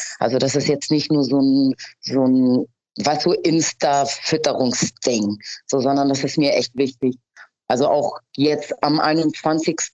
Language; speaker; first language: German; early bilingual, other home language; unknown